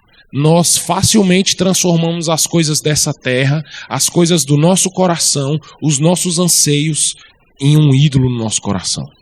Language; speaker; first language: Portuguese; native; Portuguese